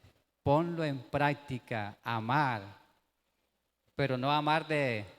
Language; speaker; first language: Spanish; native; Spanish